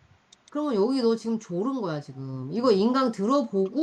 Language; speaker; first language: Korean; native; Korean